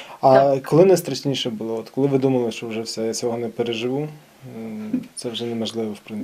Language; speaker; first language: Ukrainian; native; Ukrainian